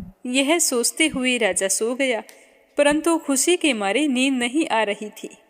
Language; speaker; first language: Hindi; native; Hindi